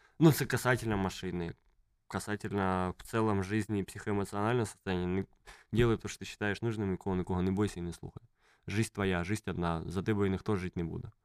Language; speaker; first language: Russian; native; Russian